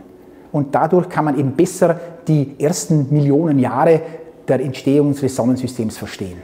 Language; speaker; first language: German; native; German